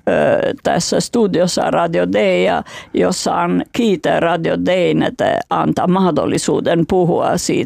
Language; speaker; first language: Finnish; non-native, fluent; Albanian